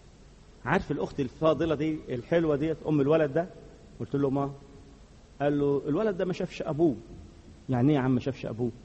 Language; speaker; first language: Arabic; native; Arabic